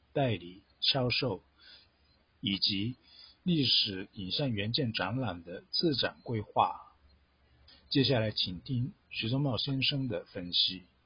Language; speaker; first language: Chinese; non-native, fluent; Japanese